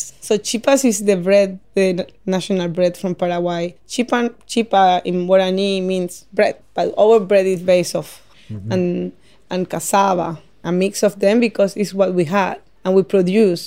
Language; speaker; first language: English; non-native, fluent; Spanish